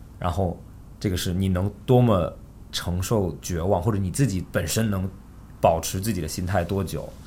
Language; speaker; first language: Chinese; early bilingual, heritage; Chinese